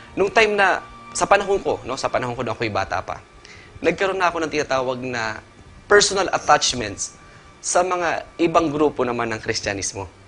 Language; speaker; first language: Filipino; native; Filipino